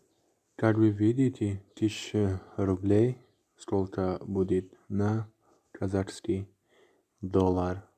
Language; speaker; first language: Russian; non-native, learner; Tajik